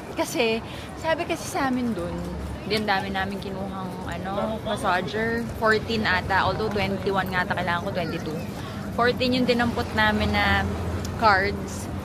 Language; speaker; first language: Filipino; native; Filipino